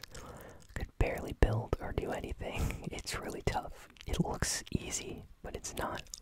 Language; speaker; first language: English; native; English